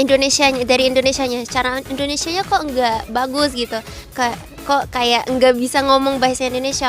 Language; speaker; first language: Indonesian; early bilingual, heritage; Indonesian